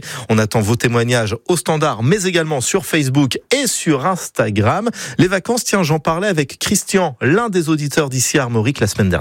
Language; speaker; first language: French; native; French